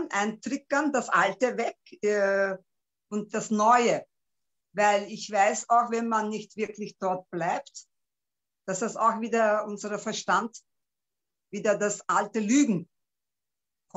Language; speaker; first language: German; non-native, local second language; Turkish